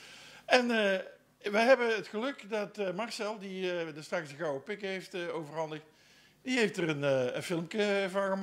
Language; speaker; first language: Dutch; native; Dutch